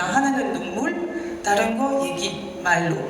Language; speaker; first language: Korean; non-native, learner; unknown